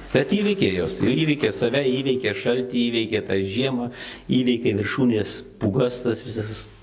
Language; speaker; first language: Lithuanian; native; Lithuanian